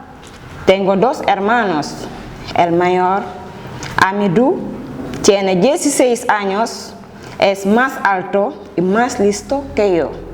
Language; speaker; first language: Spanish; non-native, fluent; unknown